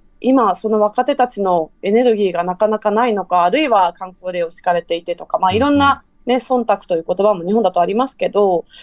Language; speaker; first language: Japanese; native; Japanese